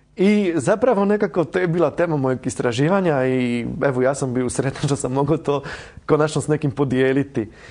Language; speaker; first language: Croatian; non-native, fluent; Polish